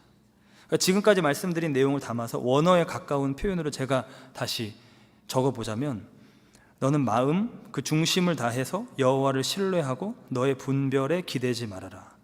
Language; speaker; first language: Korean; native; Korean